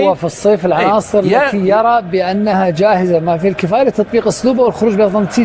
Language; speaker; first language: Arabic; native; Arabic